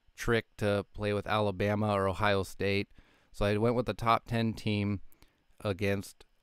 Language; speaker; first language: English; native; English